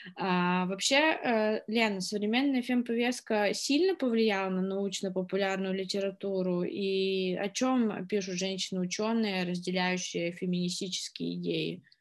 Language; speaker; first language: Russian; native; Russian